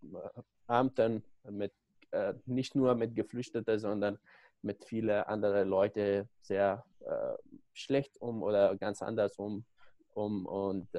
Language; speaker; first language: German; non-native, learner; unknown